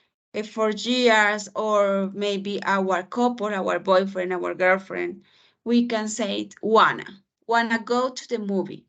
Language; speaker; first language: English; non-native, fluent; Spanish